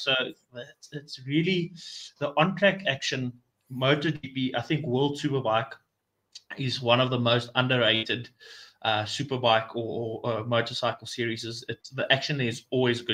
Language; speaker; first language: English; non-native, local second language; Afrikaans